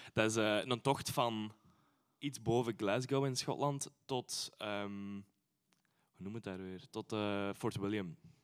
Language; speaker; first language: Dutch; native; Dutch